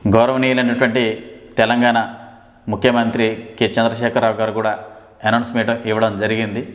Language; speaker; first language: Telugu; native; Telugu